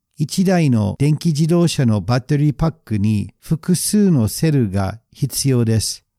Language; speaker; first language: Japanese; non-native, fluent; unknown